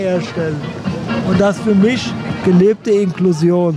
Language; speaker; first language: German; native; German